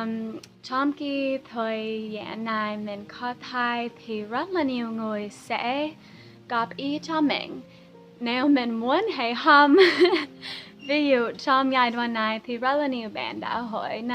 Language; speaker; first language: Vietnamese; non-native, fluent; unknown